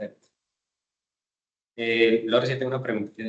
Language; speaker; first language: Spanish; native; Spanish